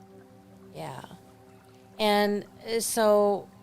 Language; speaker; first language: English; native; English